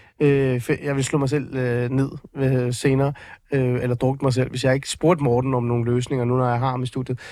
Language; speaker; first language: Danish; native; Danish